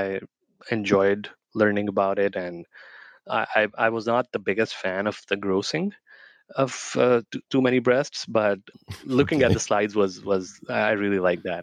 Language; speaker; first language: English; non-native, local second language; Urdu